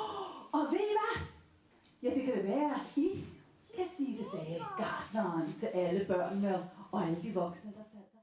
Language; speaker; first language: Danish; native; Danish